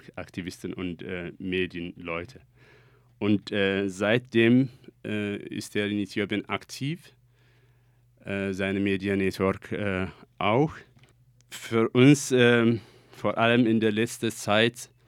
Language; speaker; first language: German; non-native, fluent; Amharic